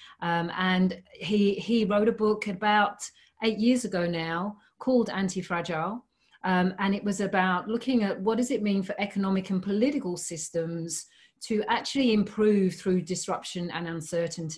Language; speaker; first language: English; native; English